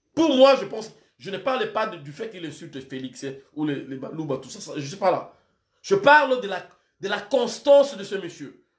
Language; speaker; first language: French; non-native, local second language; Lingala